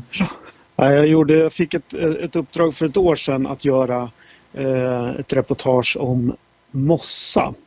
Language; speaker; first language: Swedish; native; Swedish